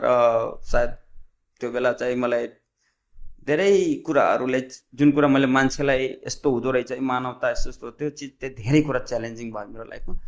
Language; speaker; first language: Nepali; non-native, local second language; Bhojpuri